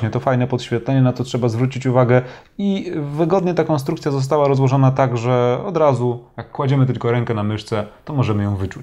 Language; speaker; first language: Polish; native; Polish